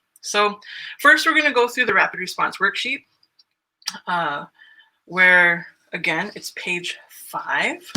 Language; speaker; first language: English; native; English